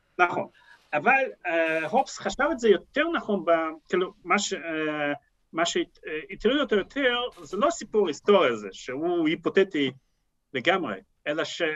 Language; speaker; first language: Hebrew; non-native, fluent; Russian